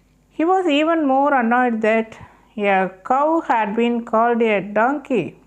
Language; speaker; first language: English; non-native, local second language; Tamil